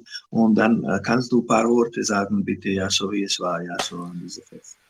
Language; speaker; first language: German; non-native, learner; Slovak